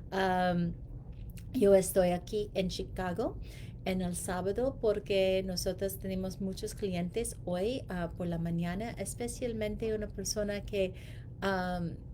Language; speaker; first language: Spanish; non-native, learner; English